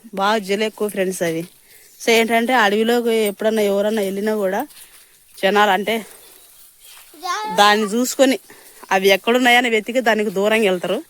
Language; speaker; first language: Telugu; native; Telugu